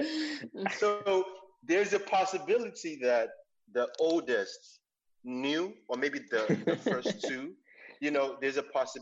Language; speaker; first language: English; non-native, local second language; Igbo